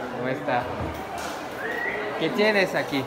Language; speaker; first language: Spanish; non-native, learner; French